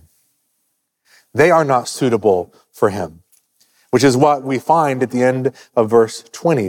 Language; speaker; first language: English; native; English